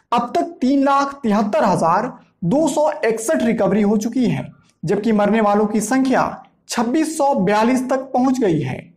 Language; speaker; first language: Hindi; native; Hindi